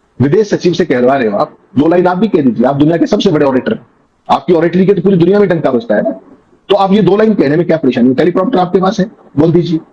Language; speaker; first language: Hindi; native; Hindi